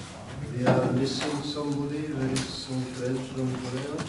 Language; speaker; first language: English; non-native, learner; Czech